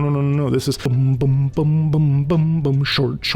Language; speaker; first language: English; native; English